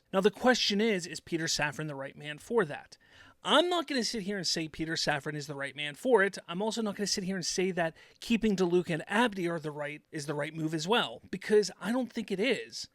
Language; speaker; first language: English; native; English